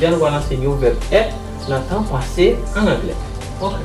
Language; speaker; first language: French; early bilingual, heritage; Haitian Creole